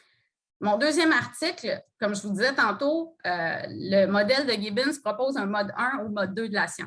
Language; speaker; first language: French; native; French